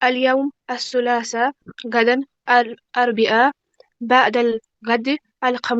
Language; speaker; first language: Arabic; non-native, learner; Urdu